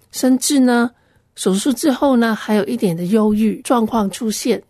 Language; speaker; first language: Chinese; non-native, local second language; Cantonese